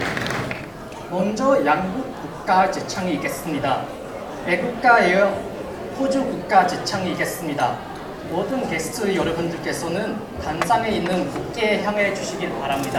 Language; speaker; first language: Korean; non-native, fluent; English